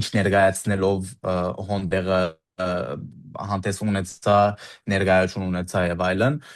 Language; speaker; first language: Armenian; early bilingual, heritage; Armenian